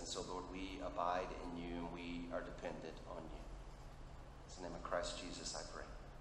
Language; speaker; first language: English; early bilingual, other home language; Spanish